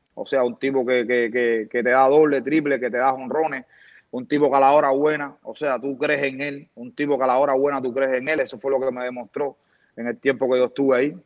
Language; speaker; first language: Spanish; native; Spanish